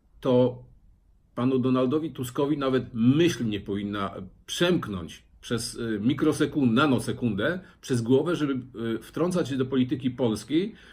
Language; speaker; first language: Polish; native; Polish